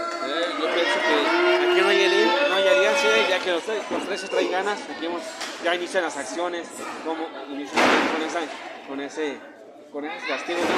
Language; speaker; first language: Spanish; native; Spanish